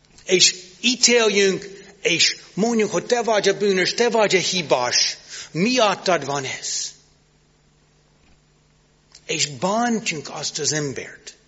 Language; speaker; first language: Hungarian; non-native, learner; English